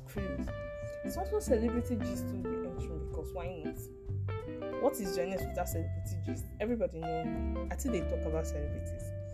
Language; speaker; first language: English; non-native, local second language; Igbo